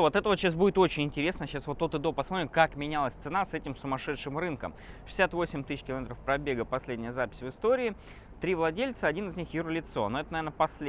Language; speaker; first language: Russian; native; Russian